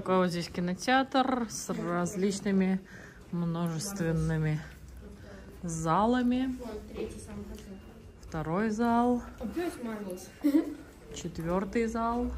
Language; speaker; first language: Russian; native; Russian